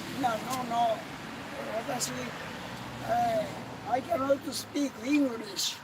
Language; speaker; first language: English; non-native, learner; Japanese